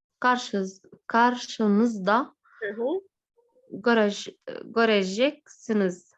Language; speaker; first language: Turkish; non-native, learner; Arabic